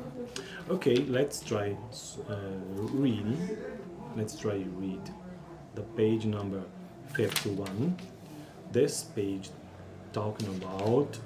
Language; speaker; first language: English; non-native, learner; Portuguese